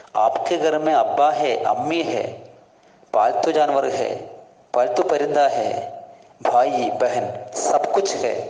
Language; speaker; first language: Hindi; non-native, local second language; Malayalam